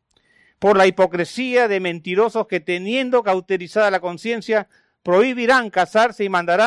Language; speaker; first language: Spanish; native; Spanish